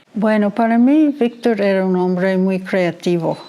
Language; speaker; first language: Spanish; non-native, fluent; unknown